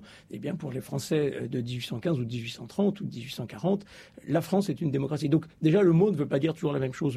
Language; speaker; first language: French; native; French